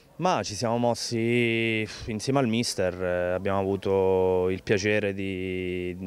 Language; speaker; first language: Italian; native; Italian